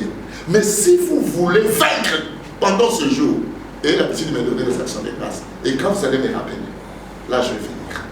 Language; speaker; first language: French; non-native, local second language; Lingala